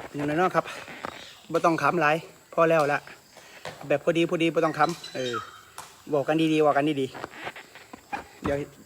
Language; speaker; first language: Thai; native; Thai